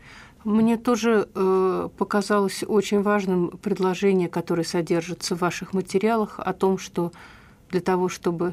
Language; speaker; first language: Russian; native; Russian